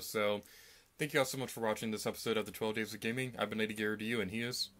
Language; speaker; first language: English; native; English